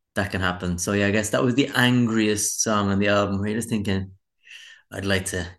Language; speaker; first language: English; native; English